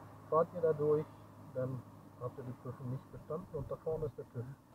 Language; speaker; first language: German; native; German